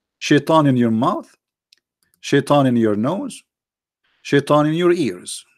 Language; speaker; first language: English; non-native, fluent; Arabic